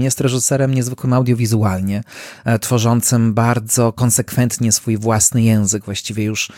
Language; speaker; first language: Polish; native; Polish